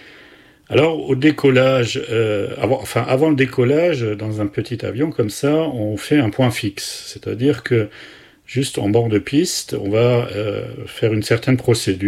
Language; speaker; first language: French; native; French